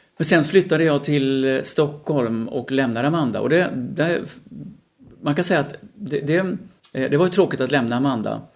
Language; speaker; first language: Swedish; native; Swedish